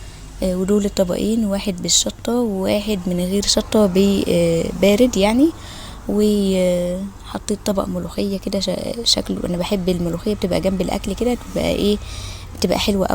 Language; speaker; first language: Arabic; native; Arabic